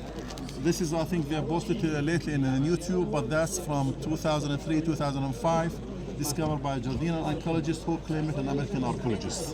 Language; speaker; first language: English; non-native, fluent; Arabic